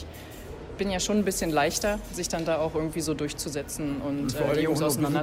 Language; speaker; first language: German; native; German